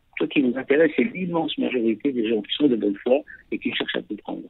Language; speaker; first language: French; native; French